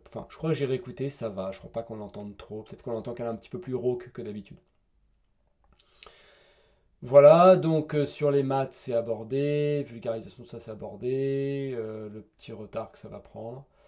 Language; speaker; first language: French; native; French